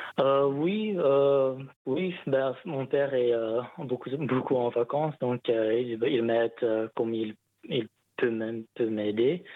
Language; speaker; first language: French; non-native, local second language; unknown